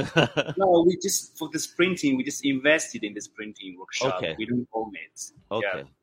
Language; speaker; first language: English; non-native, fluent; Chinese